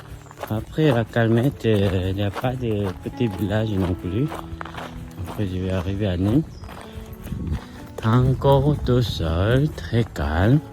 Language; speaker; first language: French; non-native, learner; Korean